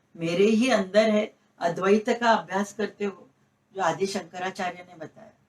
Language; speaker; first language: Hindi; non-native, local second language; Marathi